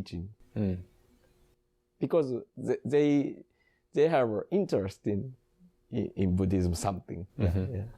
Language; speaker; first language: English; non-native, learner; Japanese